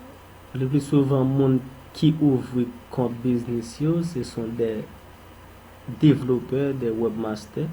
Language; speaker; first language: French; non-native, local second language; Haitian Creole